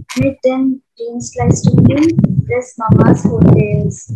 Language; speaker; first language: German; non-native, learner; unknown